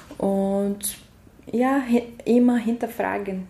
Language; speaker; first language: German; non-native, learner; Portuguese